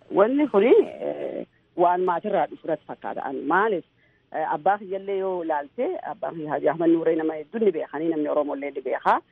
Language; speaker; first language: Oromo; early bilingual, heritage; Oromo